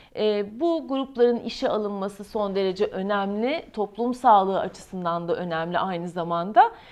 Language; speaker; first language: Turkish; native; Turkish